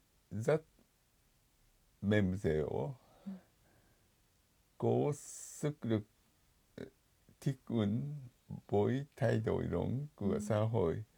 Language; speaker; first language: Vietnamese; non-native, fluent; Japanese